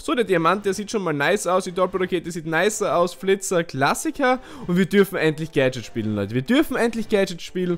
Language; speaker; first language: German; native; German